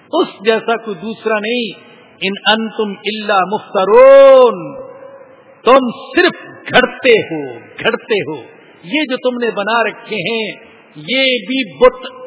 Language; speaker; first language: Urdu; non-native, local second language; Punjabi